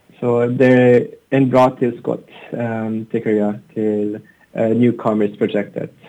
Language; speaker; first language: Swedish; non-native, learner; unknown